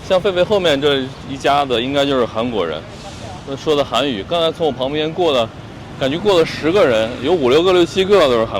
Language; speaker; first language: Chinese; native; Chinese